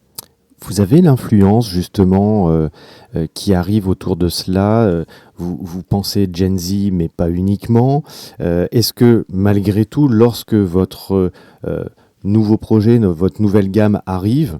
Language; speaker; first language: French; native; French